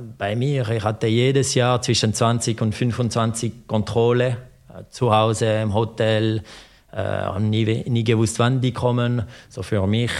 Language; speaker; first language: German; non-native, local second language; French